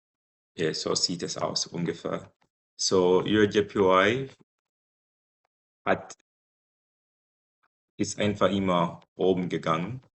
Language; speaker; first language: German; non-native, fluent; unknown